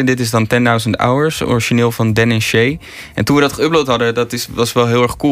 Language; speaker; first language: Dutch; native; Dutch